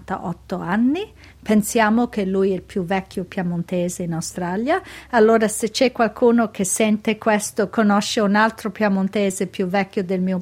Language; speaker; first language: Italian; early bilingual, heritage; Italian